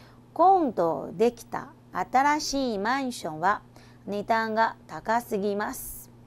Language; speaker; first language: Japanese; non-native, fluent; Chinese